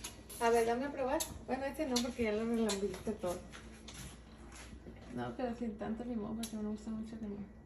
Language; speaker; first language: Spanish; native; Spanish